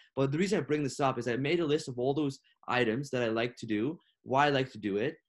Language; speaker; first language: English; non-native, fluent; Russian